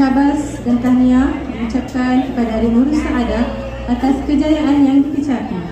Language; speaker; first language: Malay; native; Malay